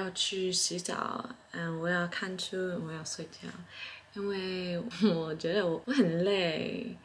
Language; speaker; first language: Chinese; early bilingual, other home language; English